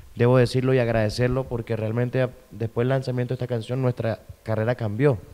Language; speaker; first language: Spanish; native; Spanish